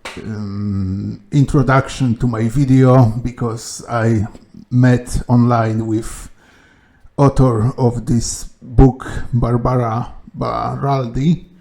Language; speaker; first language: English; non-native, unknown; Polish